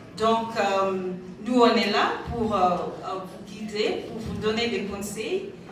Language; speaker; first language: French; non-native, fluent; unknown